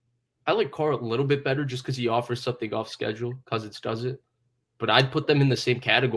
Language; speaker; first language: English; native; English